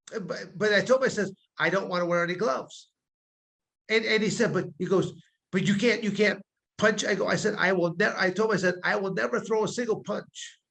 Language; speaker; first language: English; native; English